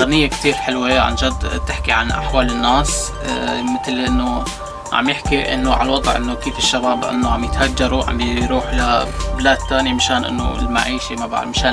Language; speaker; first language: Arabic; native; Arabic